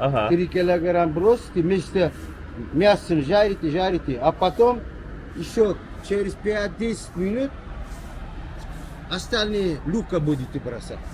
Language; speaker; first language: Russian; non-native, learner; Uzbek